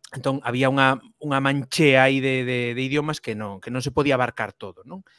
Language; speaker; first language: Galician; native; Galician